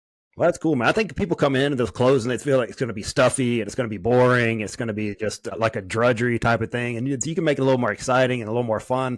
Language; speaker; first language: English; native; English